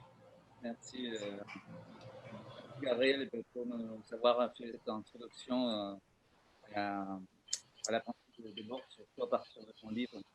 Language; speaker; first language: French; non-native, fluent; Spanish